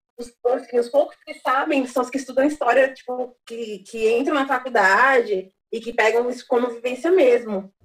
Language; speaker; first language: Portuguese; early bilingual, other home language; English